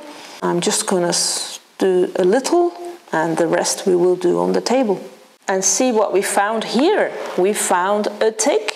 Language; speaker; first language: English; non-native, fluent; Dutch